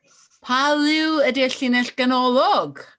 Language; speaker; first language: Welsh; non-native, fluent; English